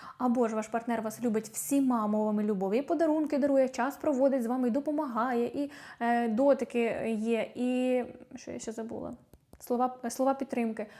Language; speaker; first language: Ukrainian; native; Ukrainian